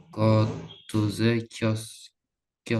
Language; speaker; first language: English; non-native, learner; Uzbek